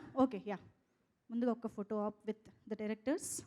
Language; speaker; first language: Telugu; native; Telugu